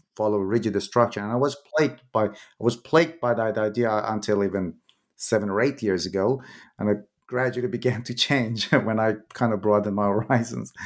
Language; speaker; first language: English; non-native, fluent; Persian